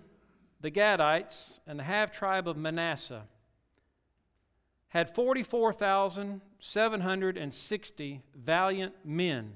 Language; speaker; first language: English; native; English